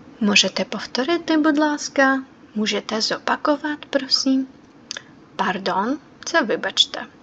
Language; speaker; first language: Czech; non-native, fluent; Ukrainian